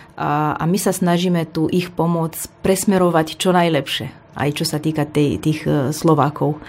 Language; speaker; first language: Slovak; non-native, fluent; Romanian